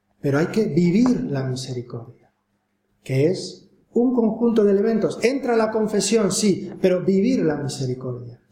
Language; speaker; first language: Spanish; native; Spanish